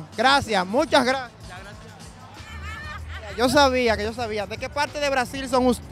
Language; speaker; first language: Spanish; native; Spanish